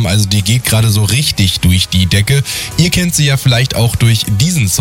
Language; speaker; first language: German; native; German